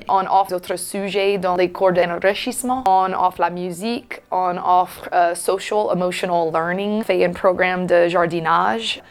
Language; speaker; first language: French; non-native, fluent; English